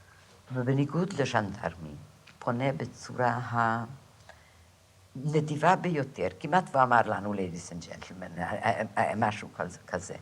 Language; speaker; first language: Hebrew; non-native, fluent; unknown